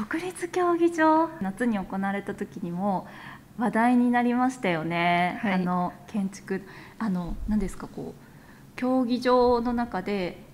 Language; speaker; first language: Japanese; native; Japanese